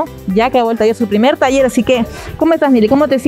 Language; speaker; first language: Spanish; native; Spanish